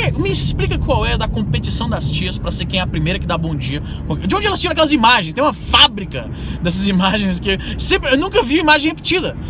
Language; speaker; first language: Portuguese; native; Portuguese